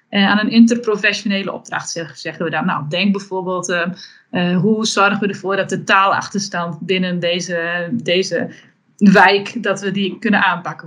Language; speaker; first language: Dutch; native; Dutch